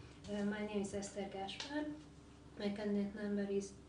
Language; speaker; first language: English; non-native, learner; Hungarian